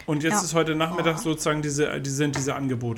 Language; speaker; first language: German; native; German